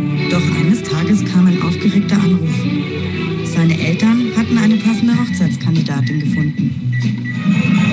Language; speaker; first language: German; native; German